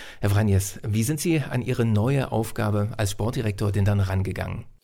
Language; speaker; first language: German; native; German